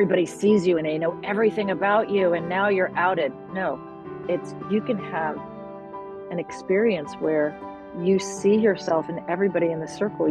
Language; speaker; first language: English; native; English